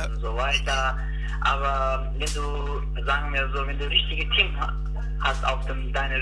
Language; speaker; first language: German; non-native, learner; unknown